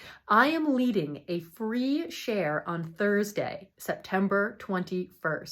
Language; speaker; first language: English; native; English